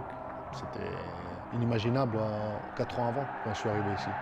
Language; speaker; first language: French; non-native, fluent; Spanish